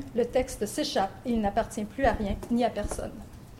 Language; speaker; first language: French; native; French